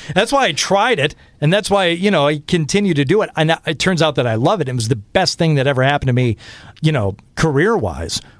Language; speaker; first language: English; native; English